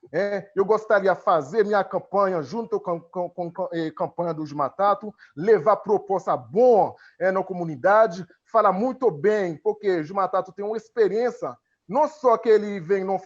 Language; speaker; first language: Portuguese; non-native, fluent; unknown